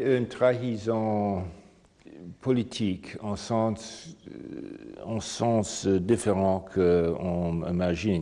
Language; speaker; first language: French; non-native, fluent; English